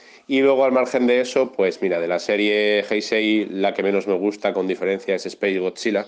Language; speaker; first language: Spanish; native; Spanish